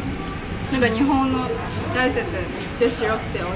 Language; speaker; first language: Japanese; non-native, fluent; Vietnamese